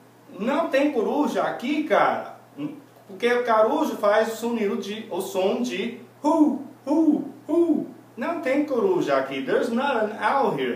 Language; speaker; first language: Portuguese; non-native, fluent; English